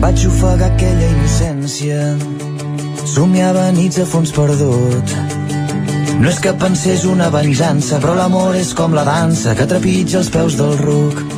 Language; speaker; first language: Catalan; native; Catalan